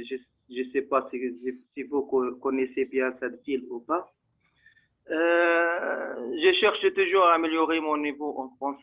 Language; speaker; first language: French; non-native, fluent; Arabic